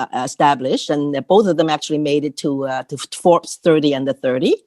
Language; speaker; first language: English; non-native, local second language; Cantonese